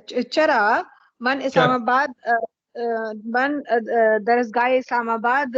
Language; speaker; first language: Persian; non-native, learner; Urdu